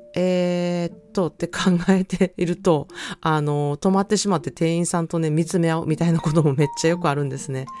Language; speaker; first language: Japanese; native; Japanese